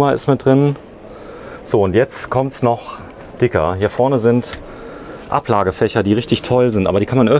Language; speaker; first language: German; native; German